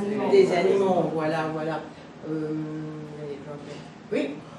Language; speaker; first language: French; non-native, fluent; English